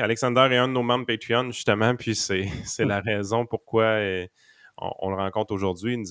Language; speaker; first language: French; native; French